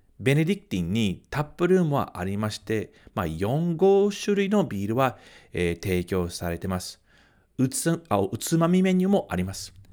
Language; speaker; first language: Japanese; non-native, fluent; English